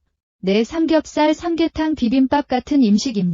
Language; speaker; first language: Korean; non-native, learner; Nepali